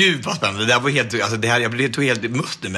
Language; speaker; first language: Swedish; native; Swedish